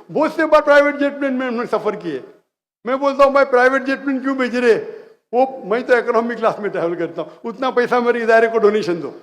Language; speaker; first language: Hindi; non-native, local second language; Konkani